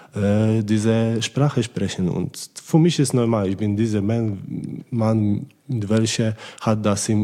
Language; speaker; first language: German; non-native, learner; Polish